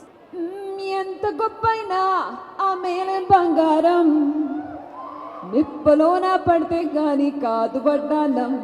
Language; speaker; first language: Telugu; non-native, fluent; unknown